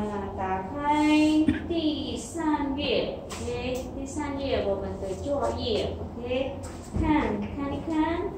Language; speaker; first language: Chinese; non-native, fluent; Khmer